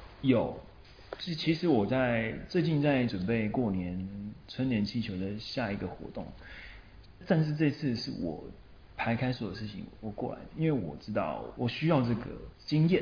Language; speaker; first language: Chinese; native; Chinese